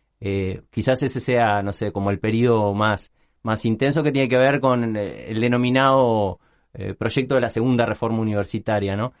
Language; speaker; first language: Spanish; native; Spanish